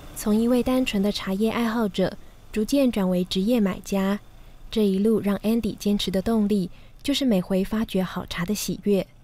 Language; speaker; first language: Chinese; native; Chinese